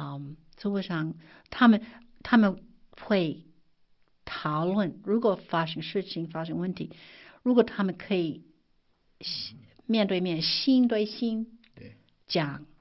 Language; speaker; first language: Chinese; non-native, fluent; English